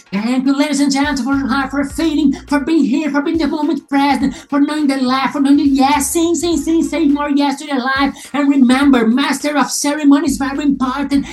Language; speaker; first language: English; non-native, learner; Portuguese